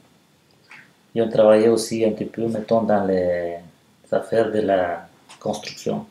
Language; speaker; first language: French; non-native, fluent; Spanish